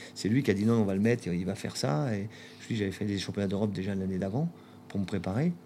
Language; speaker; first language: French; native; French